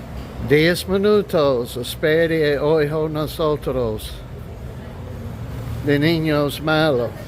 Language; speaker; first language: Spanish; non-native, learner; English